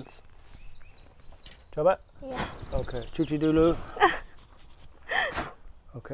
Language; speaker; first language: Indonesian; non-native, learner; English